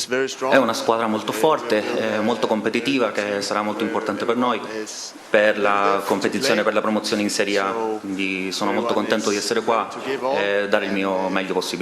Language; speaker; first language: Italian; non-native, learner; Danish